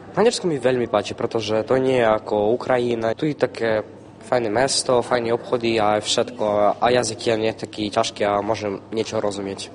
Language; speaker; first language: Slovak; non-native, learner; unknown